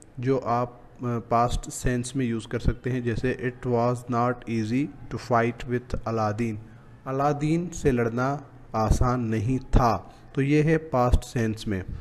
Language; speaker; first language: Urdu; native; Urdu